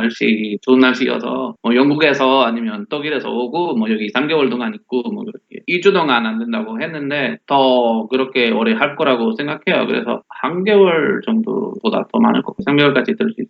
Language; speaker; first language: Korean; non-native, learner; Spanish